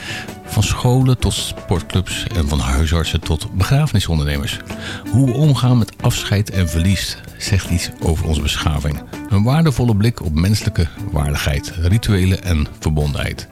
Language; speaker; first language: Dutch; native; Dutch